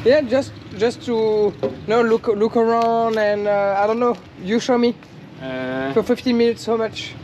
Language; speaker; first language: English; non-native, learner; French